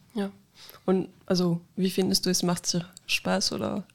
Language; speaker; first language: German; non-native, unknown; French